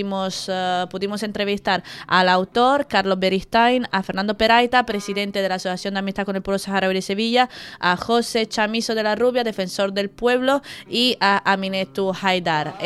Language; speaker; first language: Spanish; native; Spanish